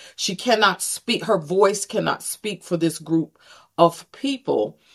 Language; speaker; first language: English; native; English